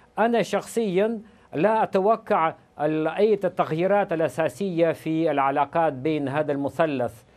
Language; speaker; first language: Arabic; non-native, fluent; Russian